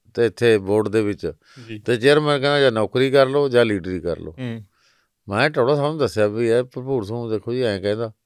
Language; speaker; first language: Punjabi; native; Punjabi